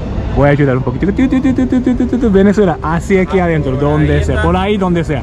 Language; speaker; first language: Spanish; non-native, learner; Japanese